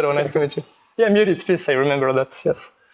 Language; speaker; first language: English; non-native, learner; French